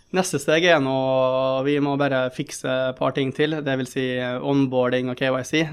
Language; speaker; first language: Norwegian; early bilingual, other home language; Tamil